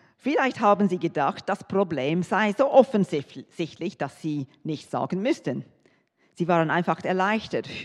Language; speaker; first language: German; non-native, fluent; English